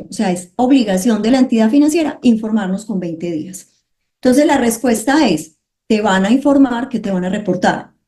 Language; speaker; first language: Spanish; native; Spanish